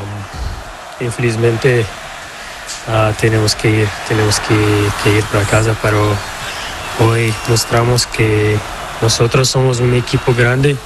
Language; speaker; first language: Spanish; non-native, fluent; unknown